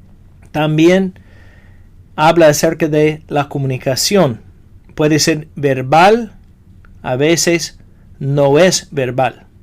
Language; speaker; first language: Spanish; non-native, fluent; English